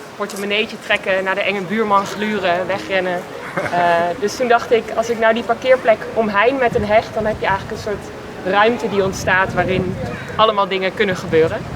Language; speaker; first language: Dutch; native; Dutch